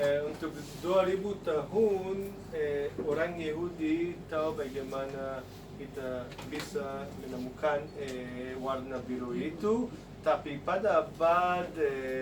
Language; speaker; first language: Indonesian; non-native, fluent; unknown